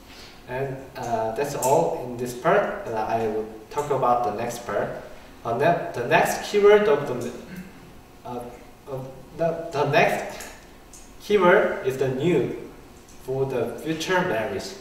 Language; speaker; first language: English; non-native, learner; Korean